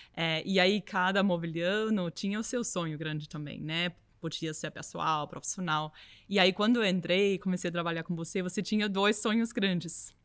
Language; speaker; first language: Portuguese; non-native, fluent; German